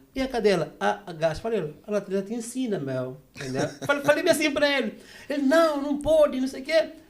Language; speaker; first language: Portuguese; native; Portuguese